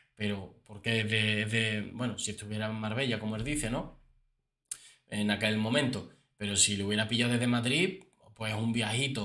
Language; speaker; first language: Spanish; native; Spanish